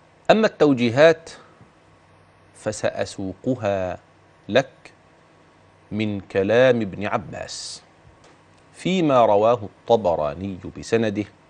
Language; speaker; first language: Arabic; native; Arabic